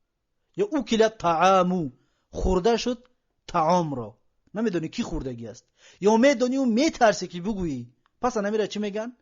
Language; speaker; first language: Persian; native; Persian